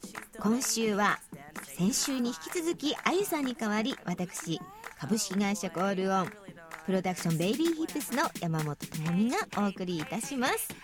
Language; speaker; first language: Japanese; native; Japanese